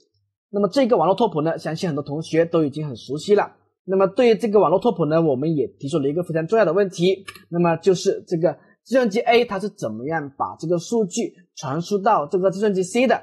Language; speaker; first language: Chinese; native; Chinese